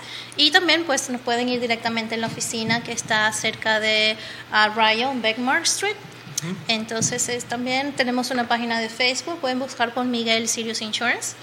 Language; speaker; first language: Spanish; native; Spanish